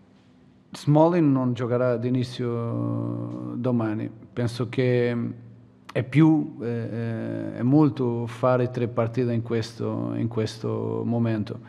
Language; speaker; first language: Italian; non-native, fluent; Portuguese